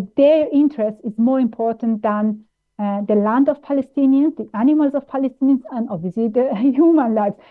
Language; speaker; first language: English; non-native, fluent; German